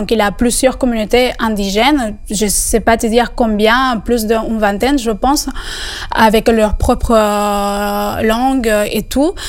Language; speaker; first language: French; non-native, fluent; Spanish